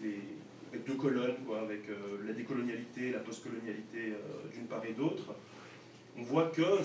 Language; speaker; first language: French; native; French